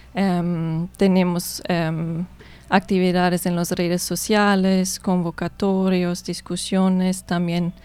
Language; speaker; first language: Spanish; non-native, fluent; German